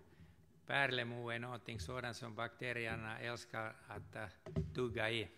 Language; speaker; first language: Swedish; non-native, fluent; Finnish